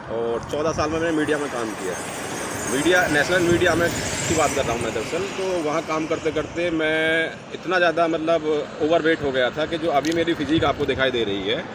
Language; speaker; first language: Hindi; native; Hindi